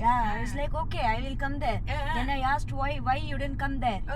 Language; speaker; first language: English; non-native, local second language; Kannada